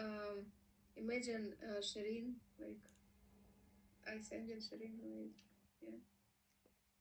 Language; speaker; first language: English; non-native, learner; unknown